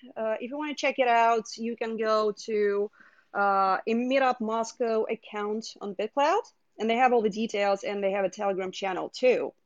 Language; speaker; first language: English; non-native, fluent; Russian